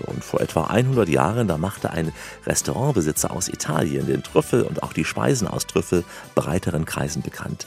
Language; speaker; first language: German; native; German